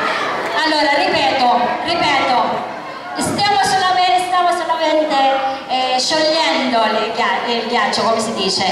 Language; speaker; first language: Italian; non-native, fluent; Filipino